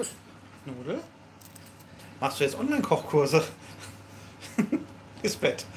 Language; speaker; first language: German; native; German